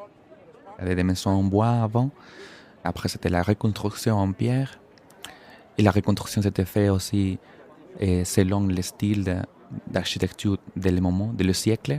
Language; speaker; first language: French; non-native, fluent; Spanish